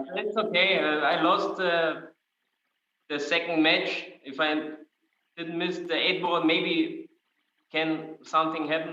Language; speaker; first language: English; non-native, fluent; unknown